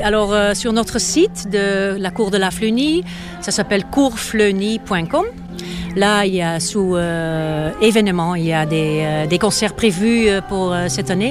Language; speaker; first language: French; non-native, fluent; Dutch